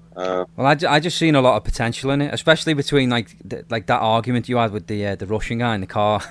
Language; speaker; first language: English; native; English